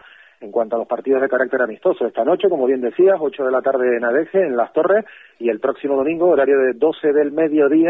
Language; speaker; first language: Spanish; native; Spanish